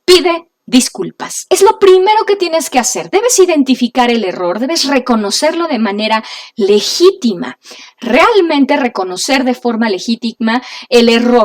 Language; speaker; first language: Spanish; native; Spanish